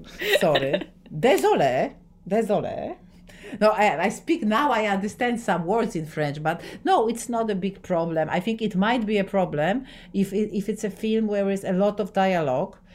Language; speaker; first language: English; non-native, fluent; Polish